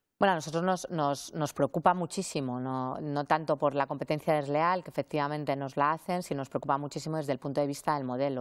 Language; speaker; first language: Spanish; native; Spanish